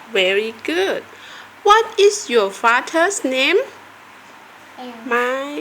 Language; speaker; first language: English; non-native, learner; Thai